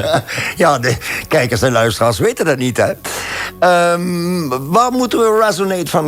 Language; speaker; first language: Dutch; native; Dutch